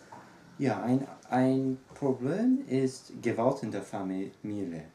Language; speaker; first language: German; non-native, learner; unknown